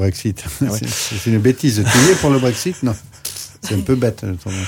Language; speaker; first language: French; native; French